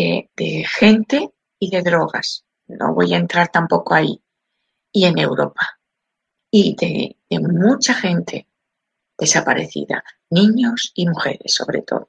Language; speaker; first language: Spanish; native; Spanish